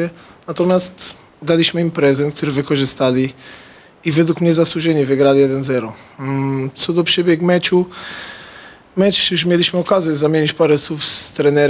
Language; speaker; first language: Polish; non-native, fluent; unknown